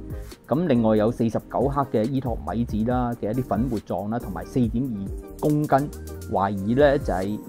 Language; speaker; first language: Cantonese; native; Cantonese